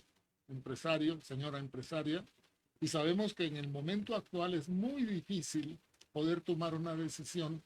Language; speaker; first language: Spanish; native; Spanish